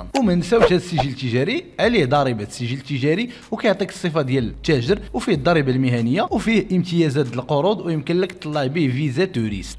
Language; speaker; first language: Arabic; native; Arabic